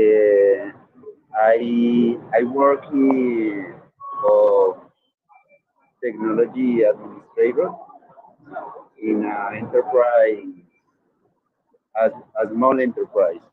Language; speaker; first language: English; non-native, learner; Spanish